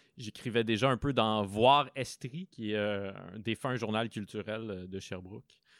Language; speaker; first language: French; native; French